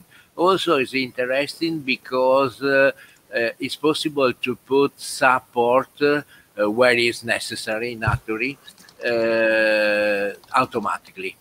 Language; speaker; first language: English; non-native, learner; Italian